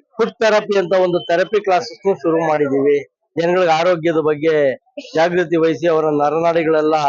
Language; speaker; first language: Kannada; native; Kannada